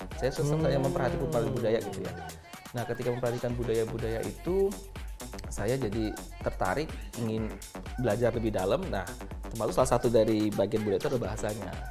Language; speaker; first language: Indonesian; non-native, local second language; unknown